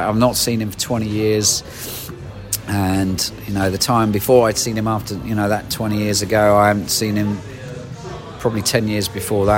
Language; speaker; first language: English; native; English